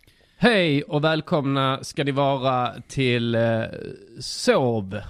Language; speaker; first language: Swedish; native; Swedish